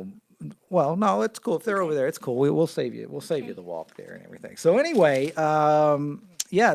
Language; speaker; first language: English; native; English